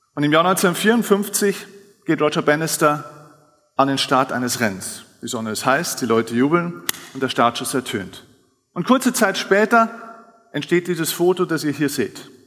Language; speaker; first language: German; native; German